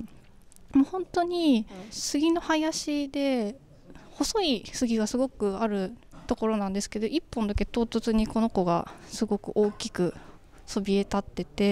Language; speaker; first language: Japanese; native; Japanese